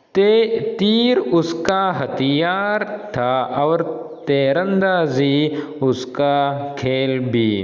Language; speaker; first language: Hindi; non-native, local second language; Malayalam